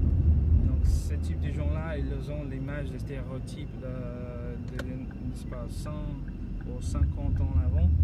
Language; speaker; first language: French; non-native, fluent; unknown